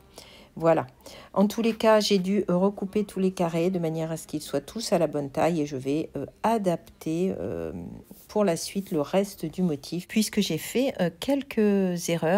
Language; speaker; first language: French; native; French